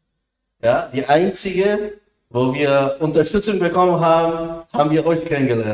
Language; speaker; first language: German; non-native, fluent; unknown